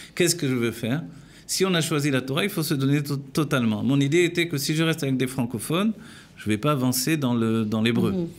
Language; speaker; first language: French; native; French